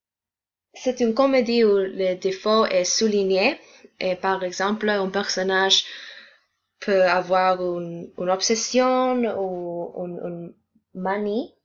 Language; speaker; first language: French; non-native, learner; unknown